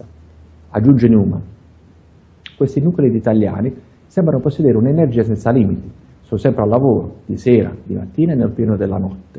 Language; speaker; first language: Italian; native; Italian